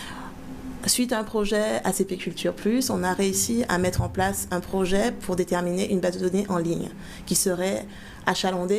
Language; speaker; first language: French; native; French